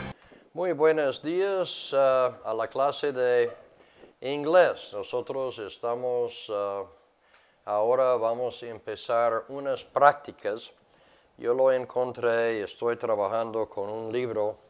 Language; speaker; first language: Spanish; non-native, fluent; English